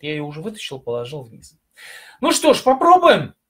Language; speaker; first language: Russian; native; Russian